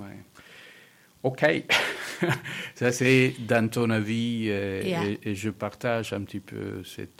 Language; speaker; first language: French; non-native, fluent; Spanish